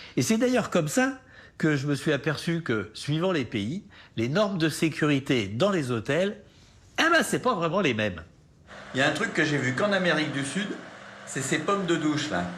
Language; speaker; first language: French; native; French